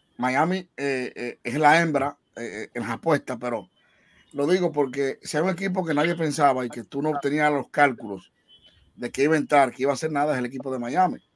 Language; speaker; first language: Spanish; native; Spanish